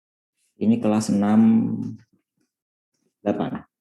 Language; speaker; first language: Indonesian; native; Indonesian